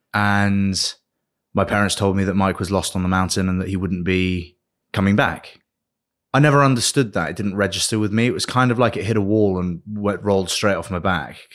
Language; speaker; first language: English; early bilingual, other home language; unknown